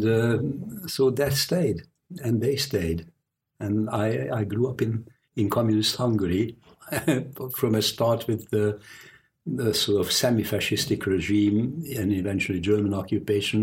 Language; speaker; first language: English; non-native, fluent; Hungarian